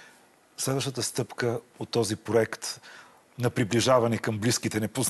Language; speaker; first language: Bulgarian; native; Bulgarian